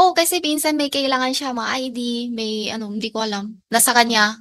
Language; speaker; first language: Filipino; non-native, learner; Chinese